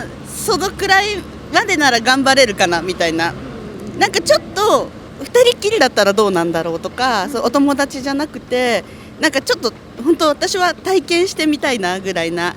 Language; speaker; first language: Japanese; native; Japanese